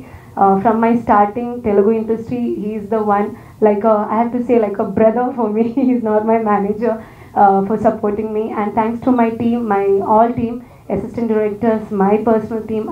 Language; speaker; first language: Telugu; non-native, learner; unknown